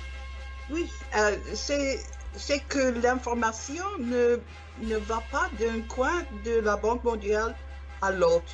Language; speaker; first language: French; non-native, learner; English